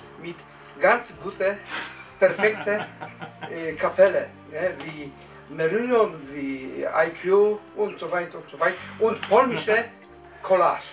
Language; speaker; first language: German; non-native, learner; Polish